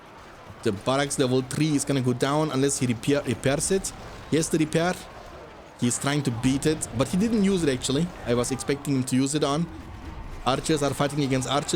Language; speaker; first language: English; non-native, fluent; German